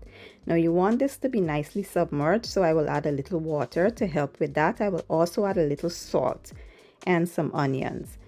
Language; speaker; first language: English; native; English